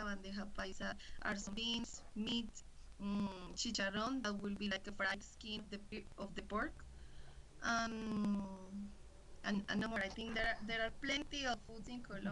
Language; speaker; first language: English; non-native, learner; Spanish